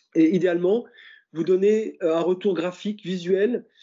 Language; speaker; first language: French; native; French